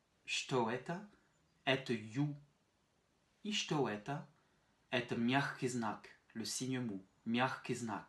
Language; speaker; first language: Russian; non-native, fluent; French